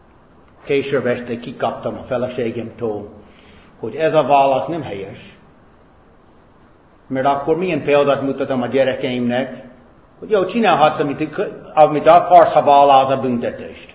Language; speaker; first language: Hungarian; non-native, fluent; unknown